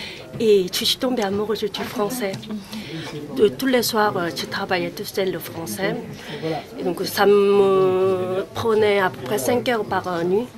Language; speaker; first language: French; non-native, fluent; Korean